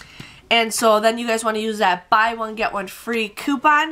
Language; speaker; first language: English; native; English